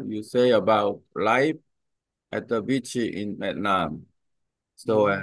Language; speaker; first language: English; non-native, learner; Korean